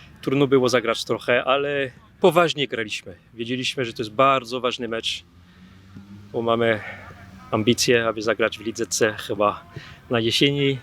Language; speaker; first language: Polish; non-native, fluent; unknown